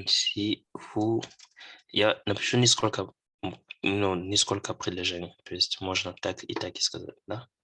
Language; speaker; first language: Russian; non-native, fluent; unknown